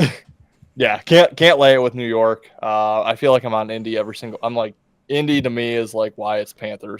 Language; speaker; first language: English; native; English